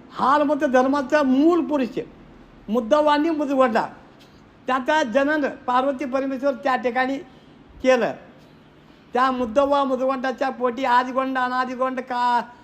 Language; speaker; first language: Marathi; non-native, local second language; Kannada